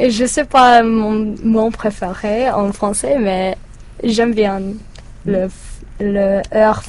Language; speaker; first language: French; non-native, learner; English